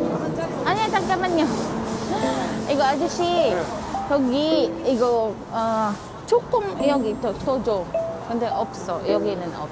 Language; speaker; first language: Korean; non-native, learner; Filipino